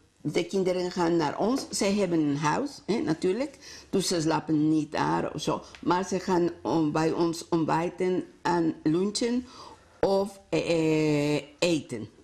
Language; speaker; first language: Dutch; non-native, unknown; Spanish